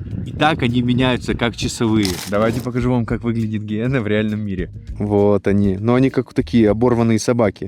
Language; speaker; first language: Russian; native; Russian